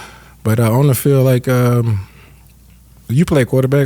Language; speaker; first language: English; native; English